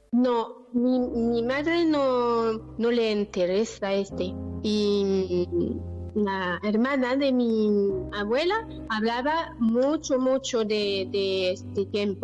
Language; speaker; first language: Spanish; non-native, learner; French